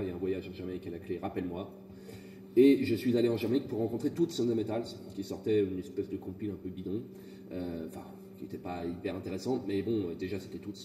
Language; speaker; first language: French; native; French